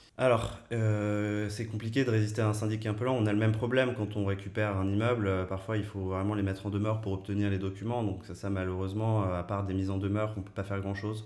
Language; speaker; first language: French; native; French